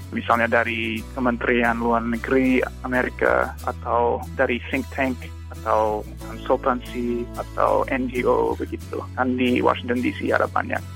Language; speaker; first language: Indonesian; non-native, fluent; English